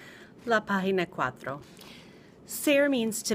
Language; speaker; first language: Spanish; non-native, fluent; English